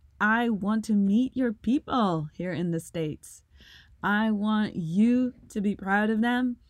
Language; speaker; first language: English; non-native, fluent; Russian